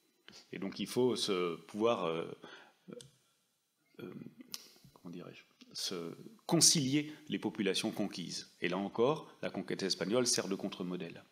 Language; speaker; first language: French; native; French